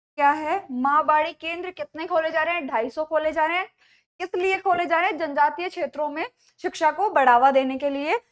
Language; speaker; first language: Hindi; native; Hindi